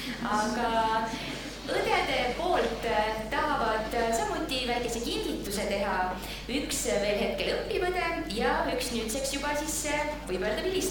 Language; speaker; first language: Estonian; native; Estonian